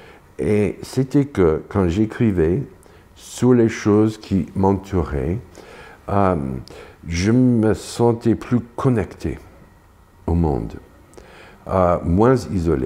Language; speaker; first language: French; non-native, fluent; English